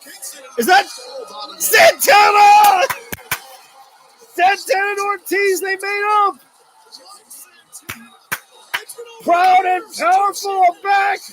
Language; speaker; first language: English; native; English